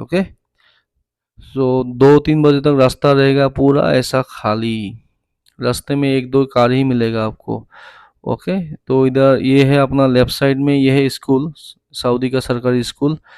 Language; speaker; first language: Hindi; non-native, local second language; Assamese